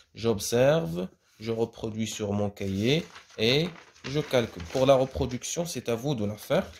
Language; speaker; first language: French; non-native, local second language; Arabic